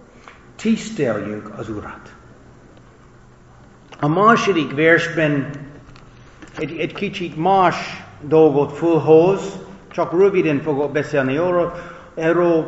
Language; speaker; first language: Hungarian; non-native, fluent; English